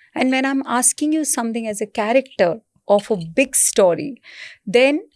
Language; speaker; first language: English; non-native, local second language; Punjabi